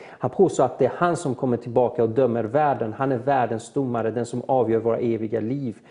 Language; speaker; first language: Swedish; early bilingual, other home language; Persian